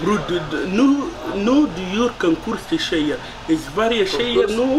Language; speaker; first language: Swedish; non-native, learner; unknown